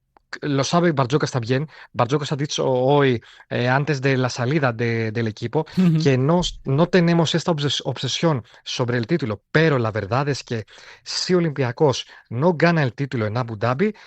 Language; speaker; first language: Spanish; non-native, fluent; Greek